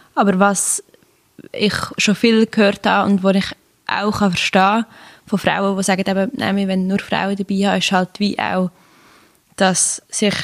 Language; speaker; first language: German; native; German